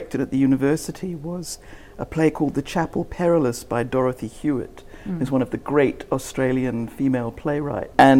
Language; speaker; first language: English; native; English